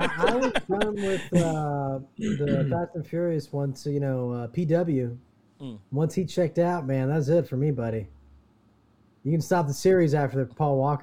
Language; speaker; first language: English; native; English